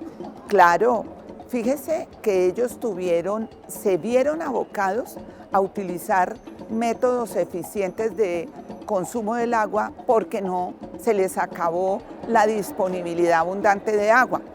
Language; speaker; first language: Spanish; native; Spanish